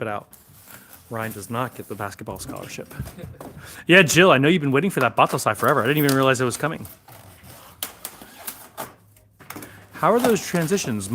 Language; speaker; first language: English; native; English